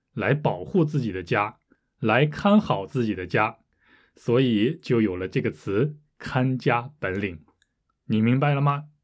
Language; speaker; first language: Chinese; native; Chinese